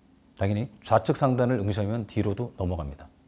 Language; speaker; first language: Korean; native; Korean